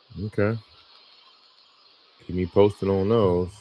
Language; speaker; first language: English; native; English